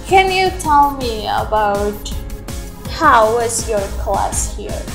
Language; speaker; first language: English; non-native, fluent; Indonesian